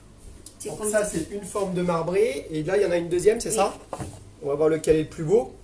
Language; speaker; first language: French; native; French